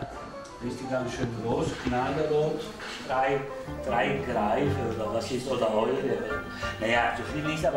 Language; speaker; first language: German; non-native, learner; Italian